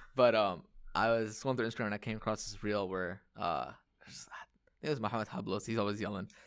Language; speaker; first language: English; early bilingual, other home language; Hindi